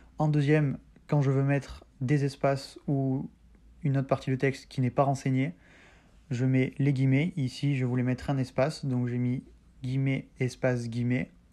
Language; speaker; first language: French; native; French